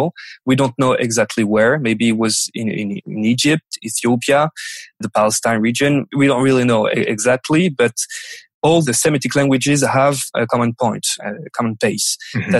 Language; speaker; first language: English; non-native, fluent; French